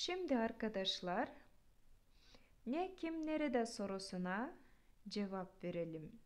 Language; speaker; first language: Turkish; non-native, fluent; Kyrgyz